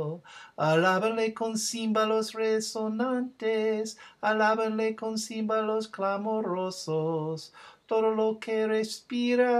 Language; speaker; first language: Spanish; non-native, fluent; English